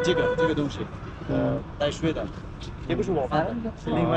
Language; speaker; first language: Chinese; non-native, learner; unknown